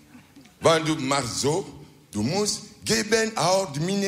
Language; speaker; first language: Dutch; non-native, learner; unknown